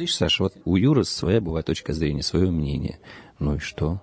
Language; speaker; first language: Russian; native; Russian